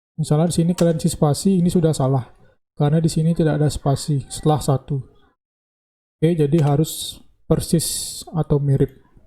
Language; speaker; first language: Indonesian; native; Indonesian